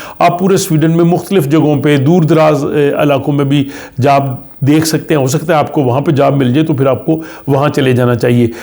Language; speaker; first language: Urdu; native; Urdu